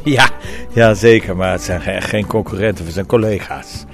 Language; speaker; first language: Dutch; non-native, fluent; Portuguese